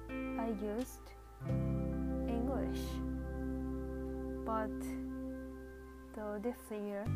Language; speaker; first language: English; non-native, learner; Japanese